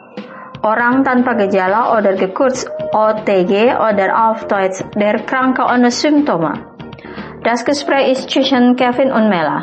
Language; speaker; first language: German; non-native, fluent; Indonesian